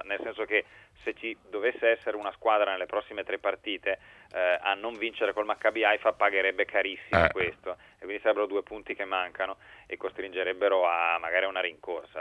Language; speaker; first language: Italian; native; Italian